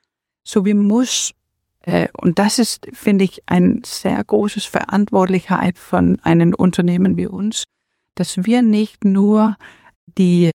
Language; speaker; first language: German; non-native, learner; Danish